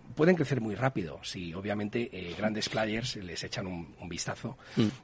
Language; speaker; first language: Spanish; native; Spanish